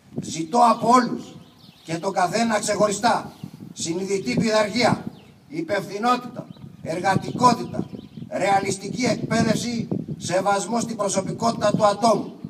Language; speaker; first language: Greek; native; Greek